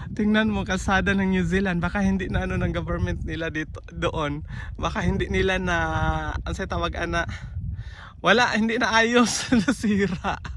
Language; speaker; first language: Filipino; non-native, local second language; Cebuano